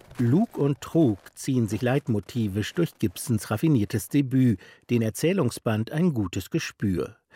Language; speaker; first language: German; native; German